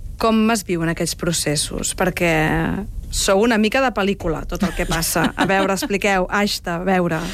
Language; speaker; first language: Catalan; native; Catalan